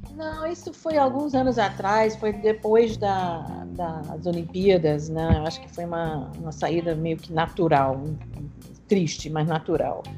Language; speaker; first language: Portuguese; non-native, fluent; English